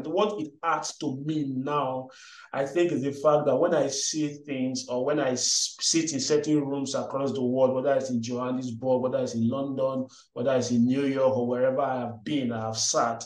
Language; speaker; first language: English; non-native, local second language; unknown